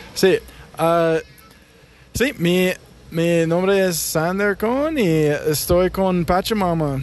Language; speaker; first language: Spanish; non-native, learner; English